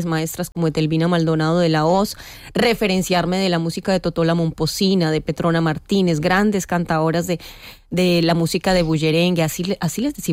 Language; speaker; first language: Spanish; native; Spanish